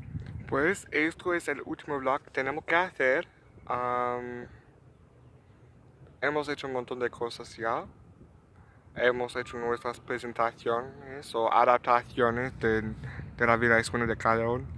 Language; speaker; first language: Spanish; non-native, learner; English